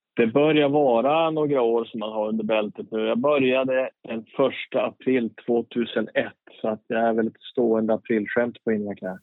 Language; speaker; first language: Swedish; native; Swedish